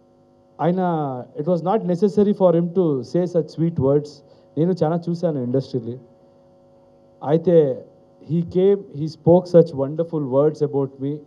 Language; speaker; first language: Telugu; non-native, learner; Kannada